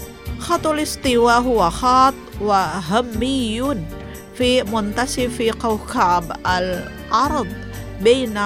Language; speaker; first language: Arabic; non-native, fluent; Indonesian